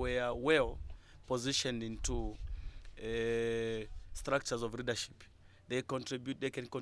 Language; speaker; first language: English; non-native, local second language; Bemba